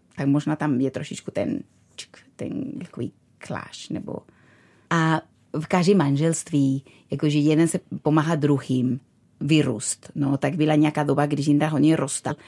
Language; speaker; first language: Czech; non-native, fluent; Spanish